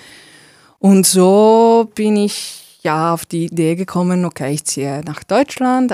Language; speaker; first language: German; non-native, fluent; Italian